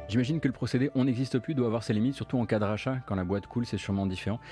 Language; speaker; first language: French; native; French